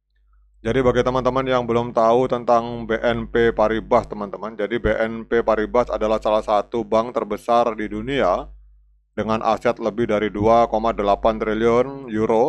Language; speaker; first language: Indonesian; native; Indonesian